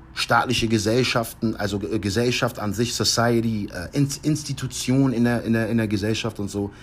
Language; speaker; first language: German; early bilingual, heritage; English